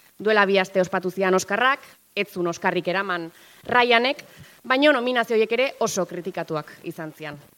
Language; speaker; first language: Basque; native; Basque